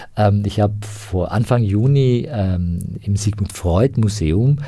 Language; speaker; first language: German; non-native, fluent; Persian